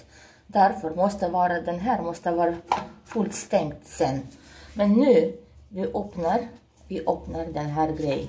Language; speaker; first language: Swedish; non-native, learner; Russian